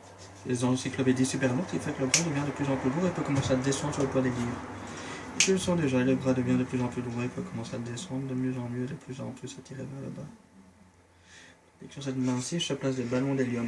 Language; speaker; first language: French; native; French